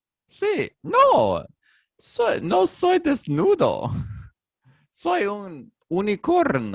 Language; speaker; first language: Spanish; non-native, learner; English